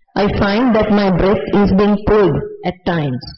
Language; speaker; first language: English; non-native, local second language; Sinhala